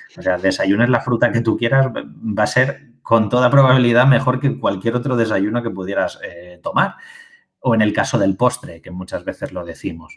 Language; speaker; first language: Spanish; native; Spanish